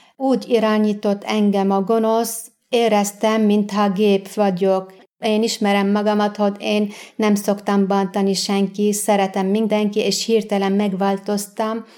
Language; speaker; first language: Hungarian; non-native, learner; Arabic